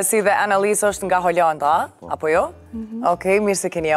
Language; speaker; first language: Albanian; native; Albanian